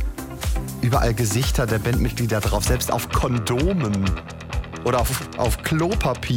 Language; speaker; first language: German; native; German